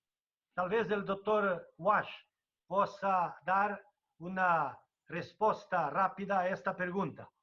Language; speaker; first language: Spanish; non-native, fluent; Portuguese